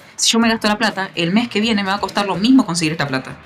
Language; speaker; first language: Spanish; native; Spanish